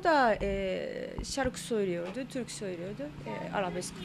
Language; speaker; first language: Turkish; non-native, learner; Japanese